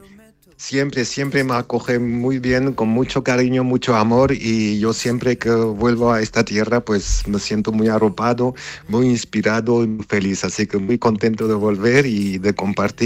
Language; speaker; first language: Spanish; non-native, fluent; Armenian